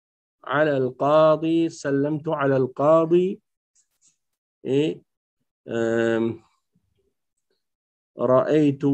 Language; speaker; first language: Arabic; non-native, fluent; French